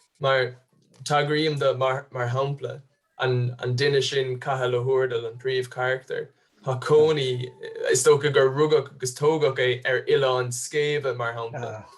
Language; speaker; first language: Irish; native; Irish